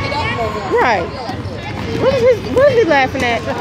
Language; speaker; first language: English; native; English